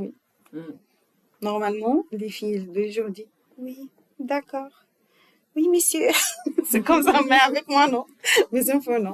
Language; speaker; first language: French; non-native, learner; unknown